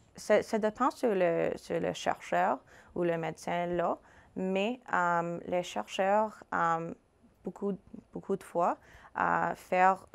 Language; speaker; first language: French; non-native, fluent; English